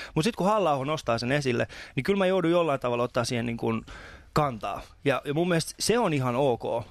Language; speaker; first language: Finnish; early bilingual, other home language; Persian